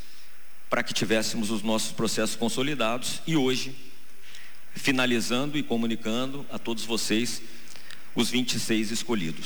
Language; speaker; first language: Portuguese; native; Portuguese